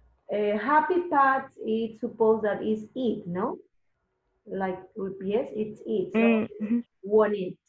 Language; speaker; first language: English; non-native, learner; Spanish